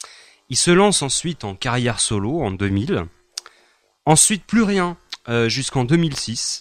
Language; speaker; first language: French; native; French